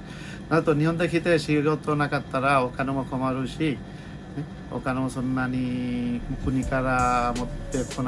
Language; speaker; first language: Japanese; non-native, learner; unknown